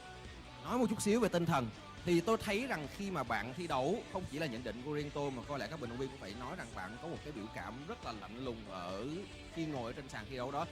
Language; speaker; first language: Vietnamese; native; Vietnamese